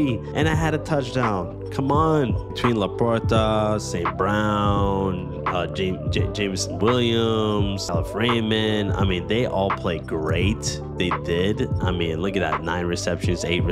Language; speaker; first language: English; native; English